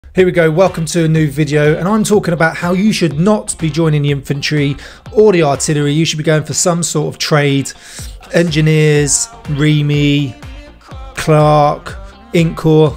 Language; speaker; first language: English; native; English